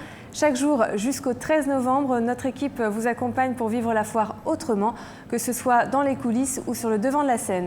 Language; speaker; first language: French; native; French